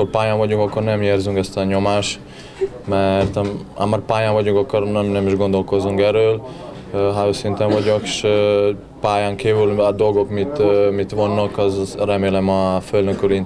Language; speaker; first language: Hungarian; non-native, fluent; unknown